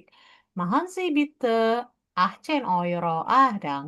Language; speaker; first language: German; non-native, fluent; Indonesian